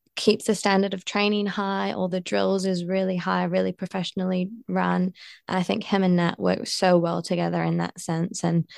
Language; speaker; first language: English; native; English